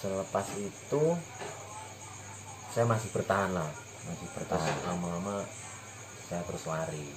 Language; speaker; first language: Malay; non-native, local second language; Javanese